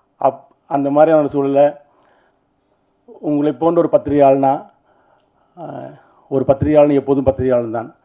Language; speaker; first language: Tamil; native; Tamil